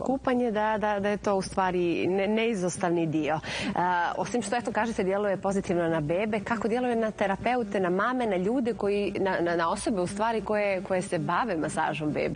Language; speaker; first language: Serbian; native; Serbian